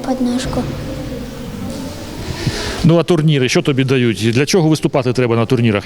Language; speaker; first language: Ukrainian; native; Ukrainian